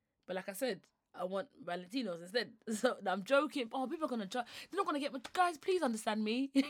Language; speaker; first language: English; non-native, local second language; Yoruba